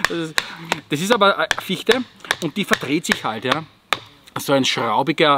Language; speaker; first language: German; native; German